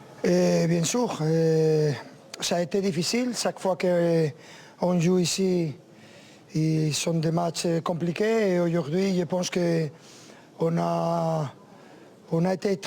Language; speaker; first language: French; non-native, learner; Spanish